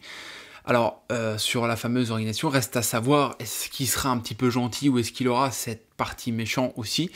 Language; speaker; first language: French; native; French